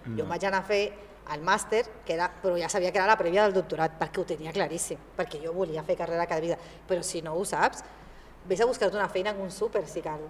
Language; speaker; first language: Catalan; non-native, fluent; Spanish